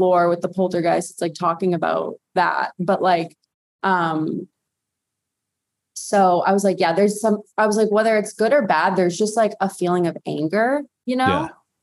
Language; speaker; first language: English; native; English